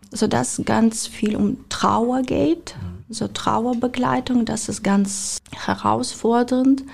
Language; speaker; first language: German; non-native, fluent; Ukrainian